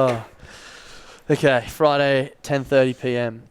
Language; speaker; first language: English; native; English